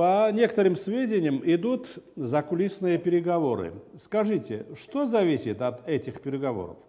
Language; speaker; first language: Russian; non-native, fluent; Armenian